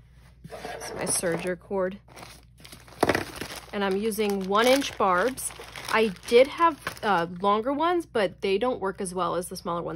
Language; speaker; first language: English; native; English